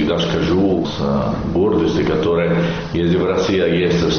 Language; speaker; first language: Russian; non-native, learner; Italian